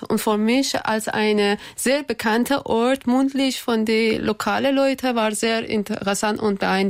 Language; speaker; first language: German; non-native, learner; Persian